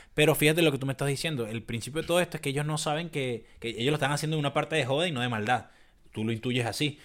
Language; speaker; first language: Spanish; native; Spanish